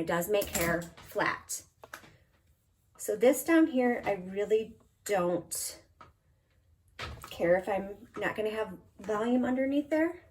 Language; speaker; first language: English; native; English